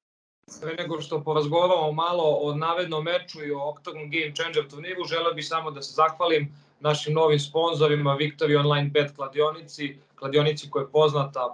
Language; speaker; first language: Serbian; native; Serbian